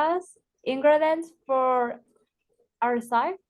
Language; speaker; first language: English; non-native, learner; Spanish